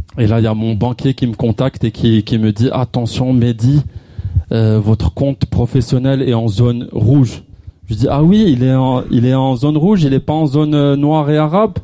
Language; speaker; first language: French; non-native, local second language; Arabic